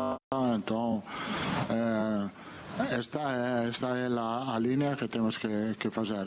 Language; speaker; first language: Portuguese; non-native, learner; Italian